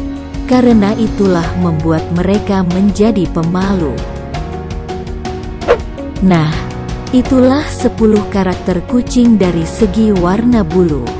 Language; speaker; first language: Indonesian; native; Indonesian